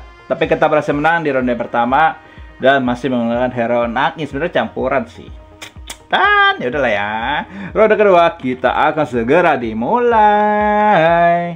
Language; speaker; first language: Indonesian; native; Indonesian